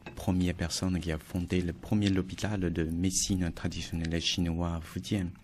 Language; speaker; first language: French; non-native, fluent; Chinese